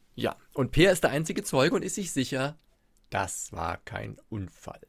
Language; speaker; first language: German; native; German